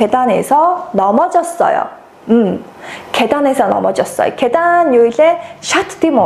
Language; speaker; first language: Korean; non-native, fluent; Mongolian